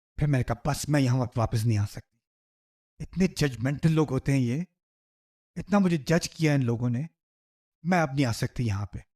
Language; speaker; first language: Urdu; early bilingual, heritage; Urdu